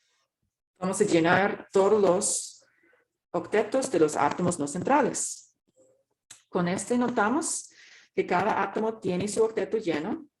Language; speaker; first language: Spanish; non-native, fluent; English